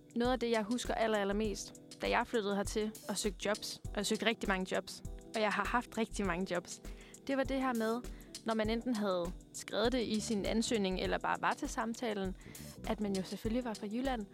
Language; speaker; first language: Danish; native; Danish